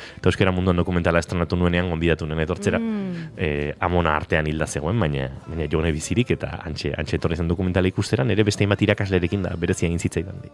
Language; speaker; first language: Basque; non-native, local second language; Spanish